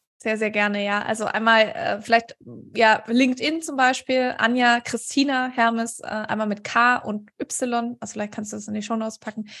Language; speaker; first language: German; native; German